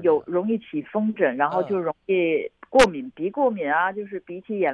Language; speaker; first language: Chinese; native; Chinese